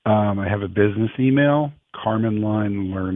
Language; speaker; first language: English; native; English